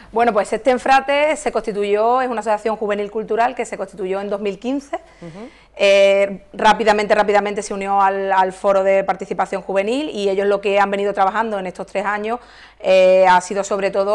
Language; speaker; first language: Spanish; native; Spanish